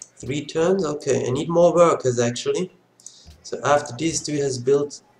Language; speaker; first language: English; non-native, fluent; Swiss German